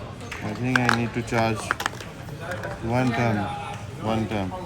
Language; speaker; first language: English; non-native, learner; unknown